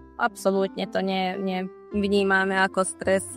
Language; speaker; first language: Slovak; non-native, local second language; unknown